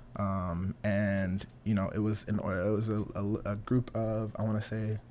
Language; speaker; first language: English; native; English